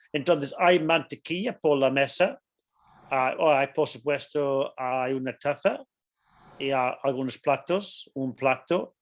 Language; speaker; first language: Spanish; non-native, fluent; English